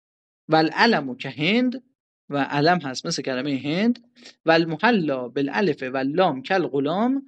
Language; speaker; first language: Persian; native; Persian